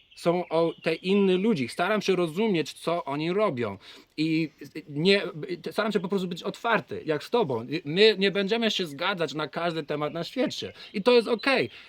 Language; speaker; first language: Polish; non-native, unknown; English